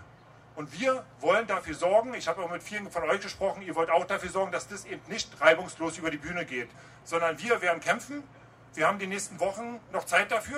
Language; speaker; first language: German; native; German